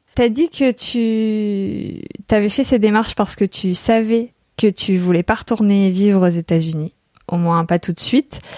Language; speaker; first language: French; native; French